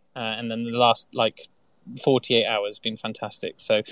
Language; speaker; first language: English; native; English